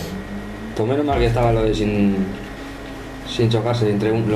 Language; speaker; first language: Spanish; native; Spanish